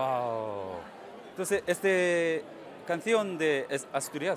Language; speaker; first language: Spanish; non-native, learner; Korean